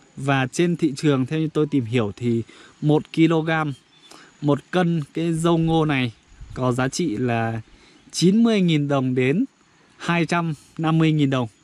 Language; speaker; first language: Vietnamese; non-native, local second language; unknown